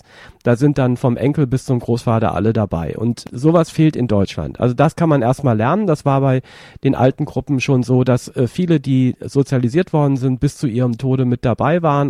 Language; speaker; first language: German; native; German